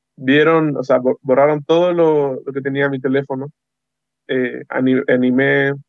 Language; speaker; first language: Spanish; native; Spanish